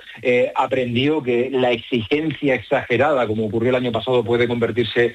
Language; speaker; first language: Spanish; native; Spanish